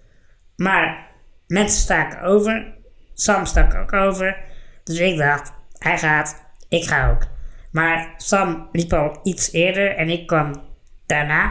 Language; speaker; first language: Dutch; native; Dutch